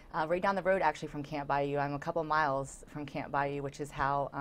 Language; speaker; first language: English; native; English